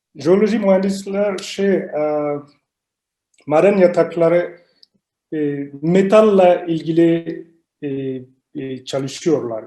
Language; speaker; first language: Turkish; non-native, learner; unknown